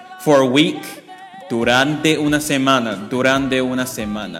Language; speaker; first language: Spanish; non-native, fluent; Chinese